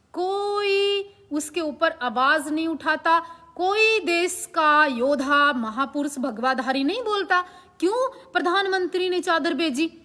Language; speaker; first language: Hindi; native; Hindi